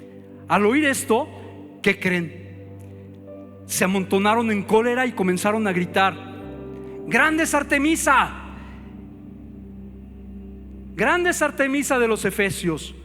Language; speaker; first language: Spanish; native; Spanish